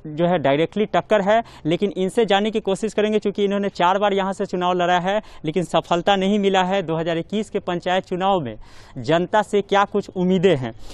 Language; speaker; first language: Hindi; native; Hindi